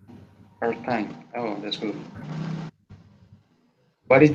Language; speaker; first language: English; non-native, learner; Spanish